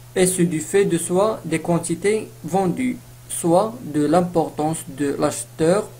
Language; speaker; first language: French; non-native, local second language; Arabic